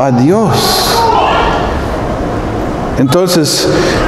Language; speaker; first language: Spanish; non-native, fluent; English